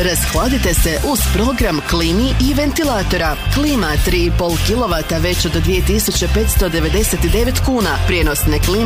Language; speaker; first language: Serbian; native; Serbian